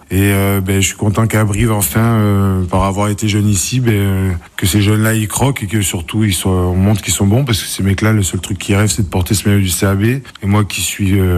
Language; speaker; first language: French; native; French